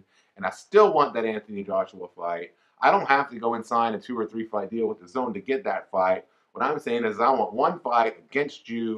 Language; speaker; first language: English; native; English